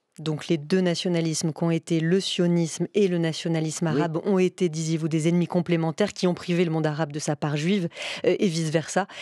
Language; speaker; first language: French; native; French